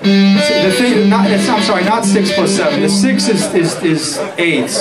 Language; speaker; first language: English; native; English